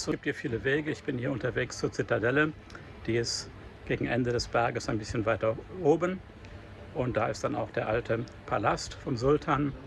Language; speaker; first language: German; native; German